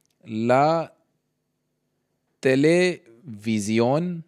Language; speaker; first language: Spanish; non-native, learner; Hindi